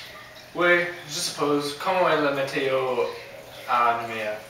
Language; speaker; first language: French; non-native, learner; English